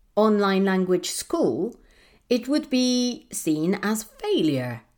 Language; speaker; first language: English; non-native, fluent; Polish